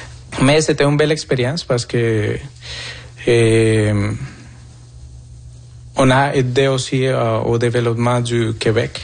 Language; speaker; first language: French; non-native, fluent; Spanish